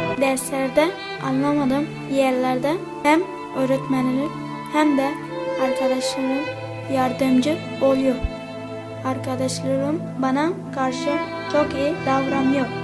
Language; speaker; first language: Turkish; early bilingual, other home language; Arabic